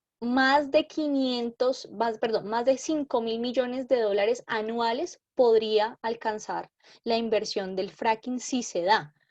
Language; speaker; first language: Spanish; native; Spanish